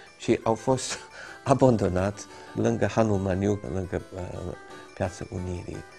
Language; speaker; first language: Romanian; early bilingual, heritage; Romanian